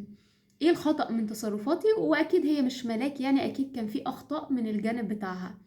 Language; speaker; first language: Arabic; native; Arabic